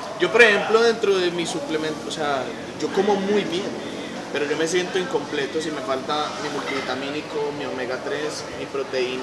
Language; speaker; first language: Spanish; native; Spanish